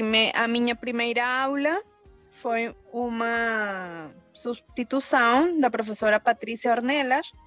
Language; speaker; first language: Portuguese; early bilingual, heritage; Spanish